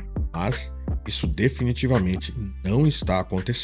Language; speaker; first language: Portuguese; native; Portuguese